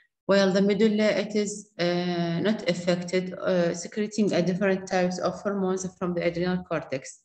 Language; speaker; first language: English; non-native, fluent; Arabic